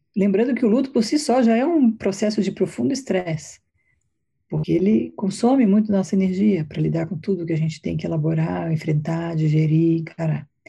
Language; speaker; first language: Portuguese; native; Portuguese